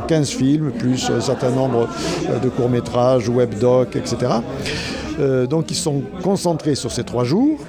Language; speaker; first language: French; native; French